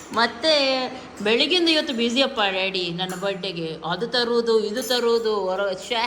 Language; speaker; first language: Kannada; non-native, local second language; Konkani